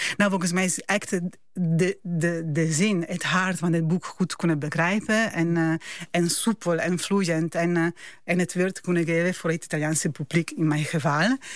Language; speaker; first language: Dutch; non-native, fluent; Italian